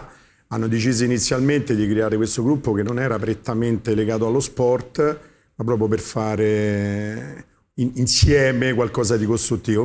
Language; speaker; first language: Italian; native; Italian